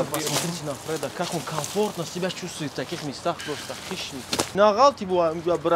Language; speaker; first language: Russian; non-native, local second language; Tajik